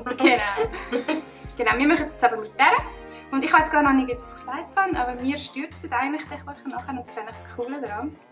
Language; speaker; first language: German; native; German